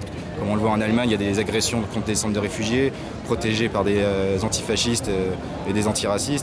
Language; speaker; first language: French; native; French